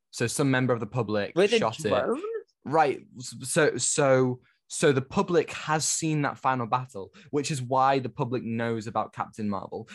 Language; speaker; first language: English; native; English